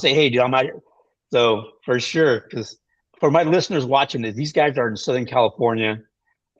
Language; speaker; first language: English; native; English